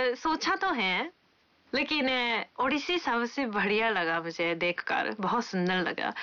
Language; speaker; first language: Hindi; non-native, fluent; Japanese